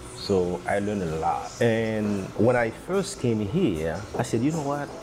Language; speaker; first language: English; non-native, fluent; Haitian Creole